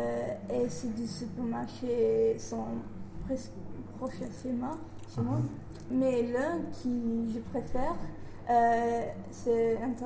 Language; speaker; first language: French; non-native, learner; English